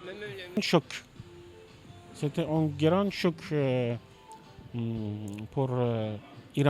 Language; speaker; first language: French; non-native, learner; Persian